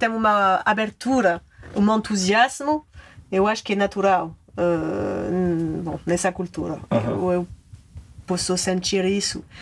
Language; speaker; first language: Portuguese; non-native, learner; French